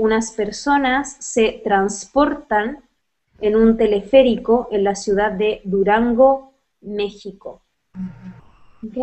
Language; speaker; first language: Spanish; native; Spanish